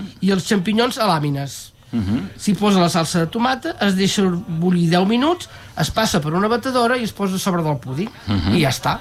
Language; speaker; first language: Catalan; native; Catalan